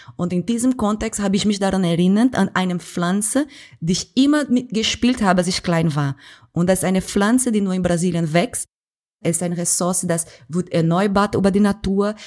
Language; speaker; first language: German; non-native, fluent; Portuguese